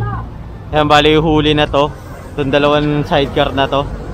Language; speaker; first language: Filipino; native; Filipino